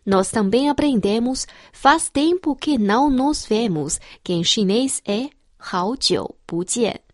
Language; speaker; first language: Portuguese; non-native, fluent; Chinese